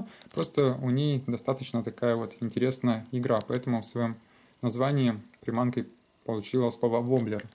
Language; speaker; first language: Russian; native; Russian